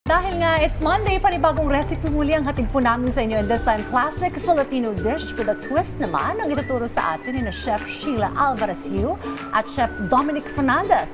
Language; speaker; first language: Filipino; native; Filipino